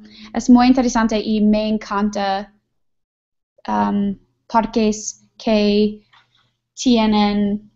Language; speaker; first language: Spanish; non-native, learner; English